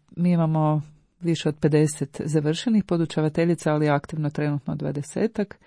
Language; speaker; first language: Croatian; native; Croatian